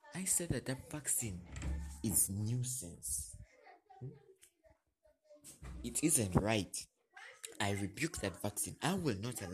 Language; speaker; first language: English; non-native, local second language; Ganda